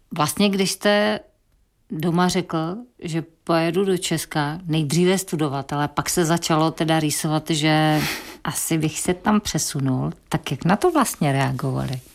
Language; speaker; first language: Czech; native; Czech